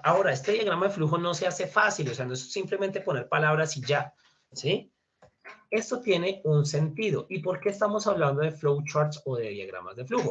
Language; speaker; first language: Spanish; native; Spanish